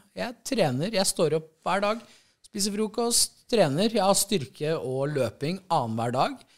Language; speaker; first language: Norwegian; native; Norwegian